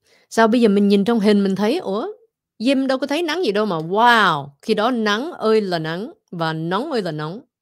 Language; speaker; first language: Vietnamese; early bilingual, heritage; Vietnamese